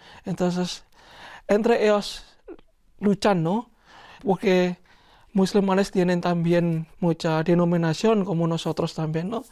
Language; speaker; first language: Spanish; non-native, learner; Indonesian